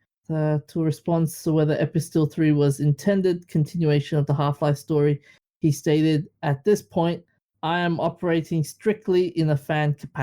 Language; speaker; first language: English; native; English